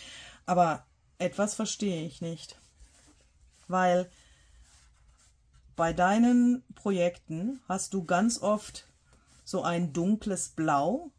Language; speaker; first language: German; native; German